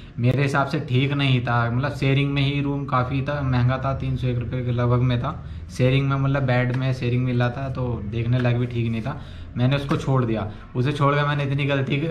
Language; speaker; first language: Hindi; native; Hindi